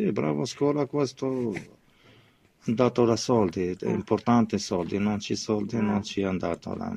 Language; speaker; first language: Italian; non-native, learner; Arabic